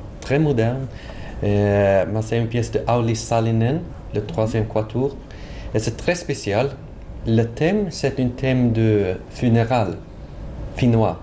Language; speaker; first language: French; non-native, learner; Swedish